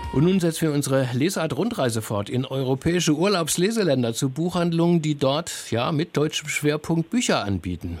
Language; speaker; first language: German; native; German